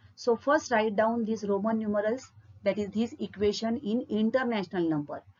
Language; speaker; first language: English; non-native, local second language; Marathi